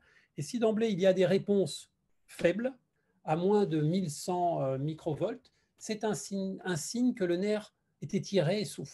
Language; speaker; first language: French; native; French